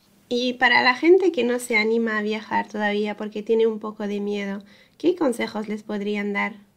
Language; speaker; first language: Spanish; non-native, fluent; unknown